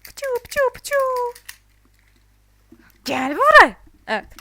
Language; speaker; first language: Turkish; native; Turkish